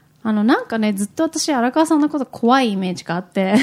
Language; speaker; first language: Japanese; early bilingual, heritage; Japanese